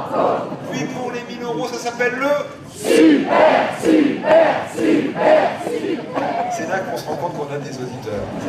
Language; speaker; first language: French; native; French